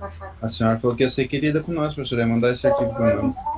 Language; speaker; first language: Portuguese; native; Portuguese